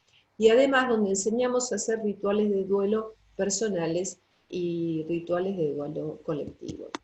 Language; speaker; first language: Spanish; native; Spanish